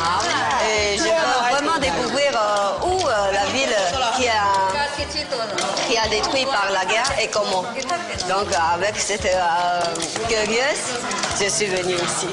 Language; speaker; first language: French; non-native, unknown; Chinese